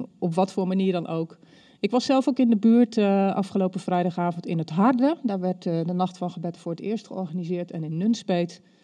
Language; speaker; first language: Dutch; native; Dutch